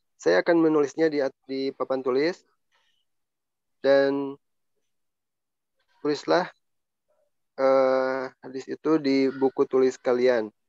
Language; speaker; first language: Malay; non-native, local second language; Sundanese